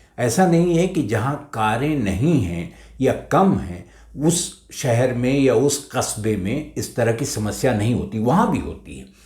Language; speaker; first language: Hindi; native; Hindi